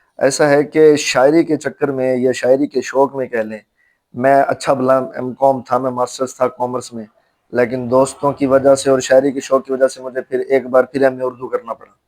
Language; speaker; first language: Urdu; non-native, local second language; Haryanvi